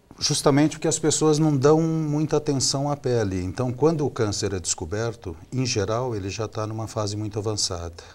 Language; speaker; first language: Portuguese; native; Portuguese